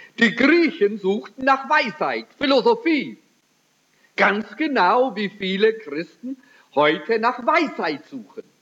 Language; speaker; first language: German; early bilingual, heritage; German